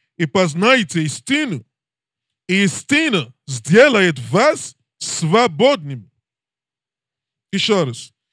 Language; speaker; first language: Russian; non-native, learner; English